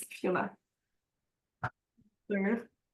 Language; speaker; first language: French; native; French